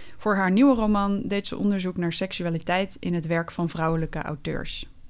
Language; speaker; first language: Dutch; native; Dutch